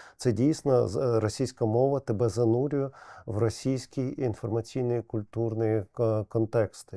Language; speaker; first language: Ukrainian; non-native, local second language; Russian